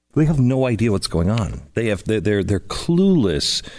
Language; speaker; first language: English; native; English